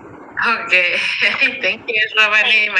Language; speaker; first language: English; non-native, fluent; Spanish